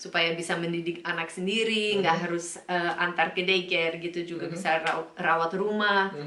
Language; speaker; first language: Indonesian; non-native, fluent; Dutch